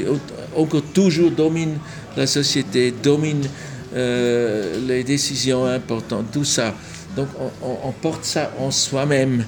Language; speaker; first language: French; non-native, local second language; German